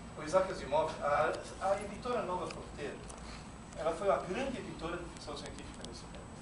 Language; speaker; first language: Portuguese; non-native, fluent; Italian